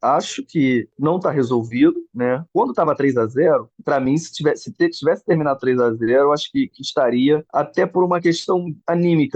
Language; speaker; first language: Portuguese; native; Portuguese